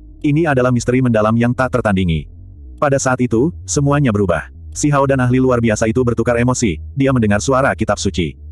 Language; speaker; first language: Indonesian; native; Indonesian